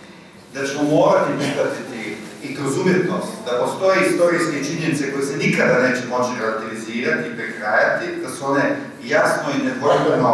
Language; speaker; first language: Croatian; native; Croatian